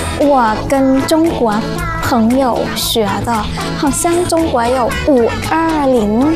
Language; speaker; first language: Chinese; non-native, fluent; Thai